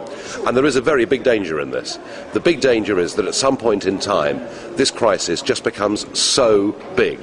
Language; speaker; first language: English; native; English